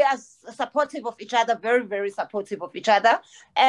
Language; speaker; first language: English; non-native, local second language; Zulu